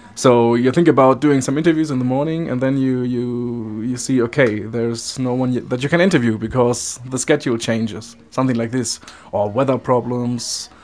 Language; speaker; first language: English; non-native, fluent; German